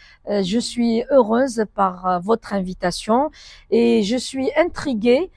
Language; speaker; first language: French; non-native, local second language; Arabic